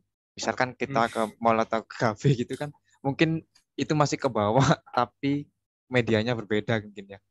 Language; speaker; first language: Indonesian; native; Indonesian